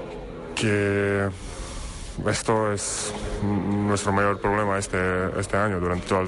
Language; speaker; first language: Spanish; non-native, fluent; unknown